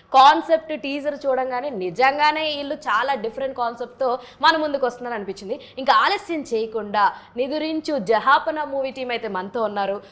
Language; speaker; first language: Telugu; native; Telugu